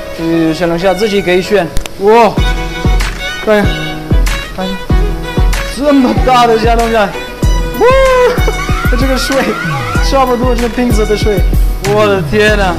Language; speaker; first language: Chinese; non-native, fluent; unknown